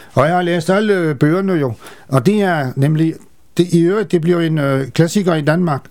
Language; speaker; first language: Danish; non-native, fluent; French